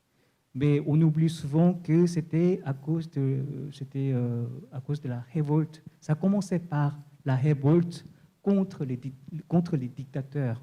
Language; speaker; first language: French; non-native, fluent; Korean